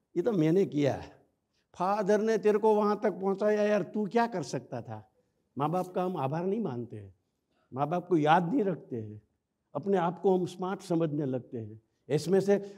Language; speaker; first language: Hindi; non-native, local second language; Gujarati